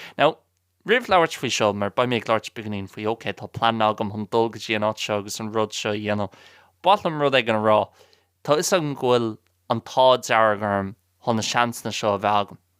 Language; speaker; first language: Irish; non-native, local second language; English